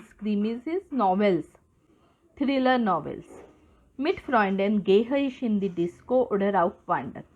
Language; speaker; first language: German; non-native, fluent; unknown